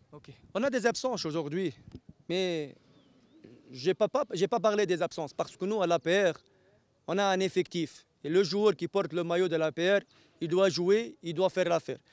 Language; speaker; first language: French; non-native, local second language; Arabic